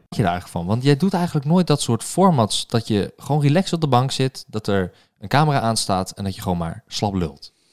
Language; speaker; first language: Dutch; native; Dutch